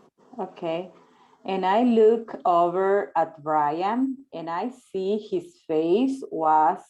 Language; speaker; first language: English; non-native, learner; Spanish